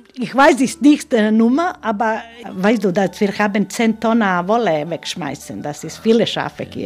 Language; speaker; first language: German; non-native, learner; Croatian